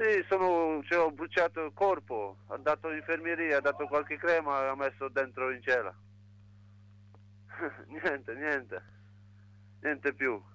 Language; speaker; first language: Italian; non-native, learner; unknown